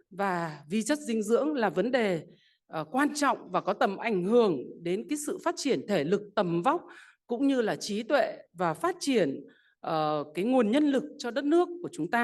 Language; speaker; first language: Vietnamese; native; Vietnamese